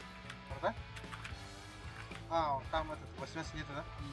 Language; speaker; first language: Russian; non-native, local second language; Yakut